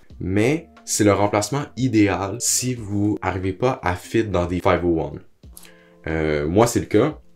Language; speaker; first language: French; native; French